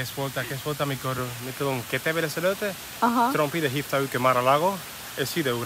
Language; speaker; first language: Hungarian; non-native, learner; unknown